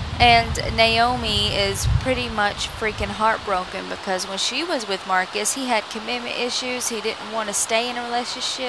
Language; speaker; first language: English; native; English